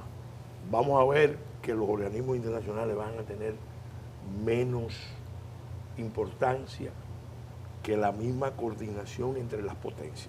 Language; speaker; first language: Spanish; native; Spanish